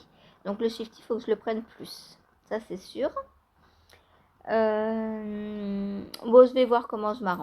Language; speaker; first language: French; native; French